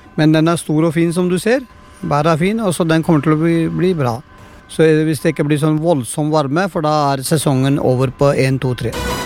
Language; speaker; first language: Norwegian; non-native, fluent; Punjabi